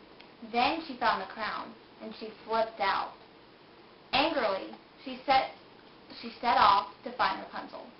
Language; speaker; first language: English; native; English